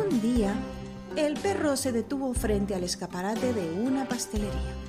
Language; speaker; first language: Spanish; native; Spanish